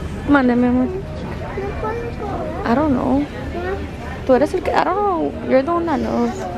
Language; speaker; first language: English; early bilingual, other home language; Spanish